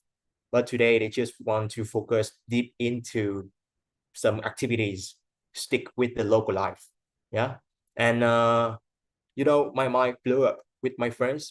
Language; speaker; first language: English; non-native, fluent; Vietnamese